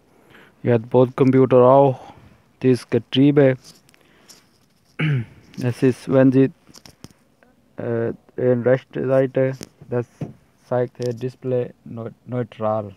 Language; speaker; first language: German; non-native, learner; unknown